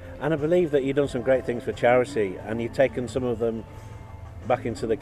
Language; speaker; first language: English; native; English